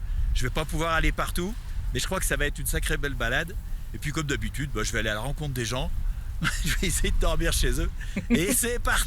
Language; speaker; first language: French; native; French